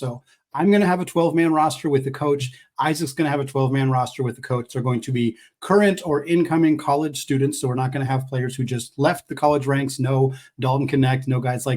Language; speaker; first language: English; native; English